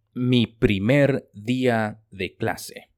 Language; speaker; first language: Spanish; non-native, fluent; Chinese